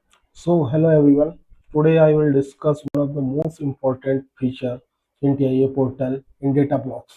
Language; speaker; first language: English; non-native, local second language; Hindi